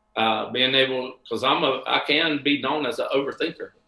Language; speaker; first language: English; native; English